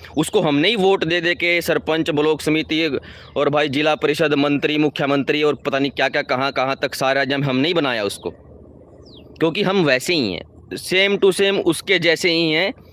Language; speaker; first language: Hindi; native; Hindi